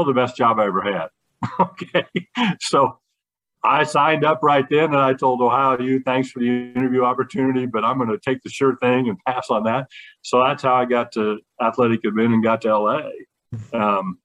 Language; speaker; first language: English; native; English